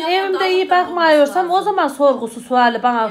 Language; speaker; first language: Turkish; native; Turkish